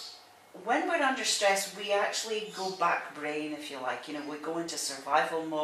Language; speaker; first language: English; native; English